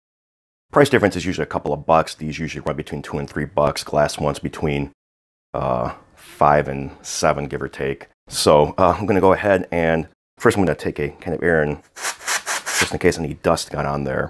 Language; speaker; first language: English; native; English